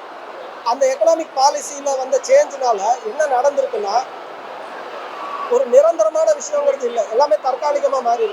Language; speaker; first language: Tamil; native; Tamil